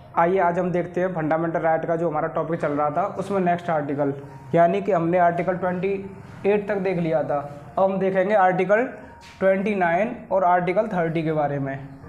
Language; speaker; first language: Hindi; native; Hindi